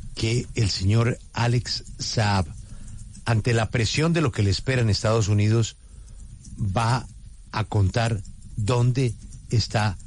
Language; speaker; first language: Spanish; native; Spanish